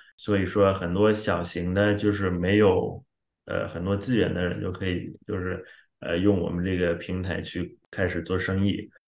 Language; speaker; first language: Chinese; non-native, fluent; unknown